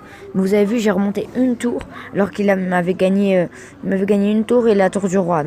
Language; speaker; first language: French; native; French